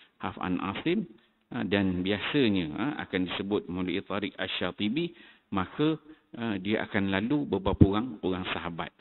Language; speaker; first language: Malay; native; Malay